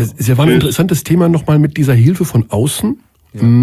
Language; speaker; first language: German; native; German